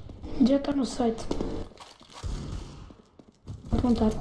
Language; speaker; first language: Portuguese; native; Portuguese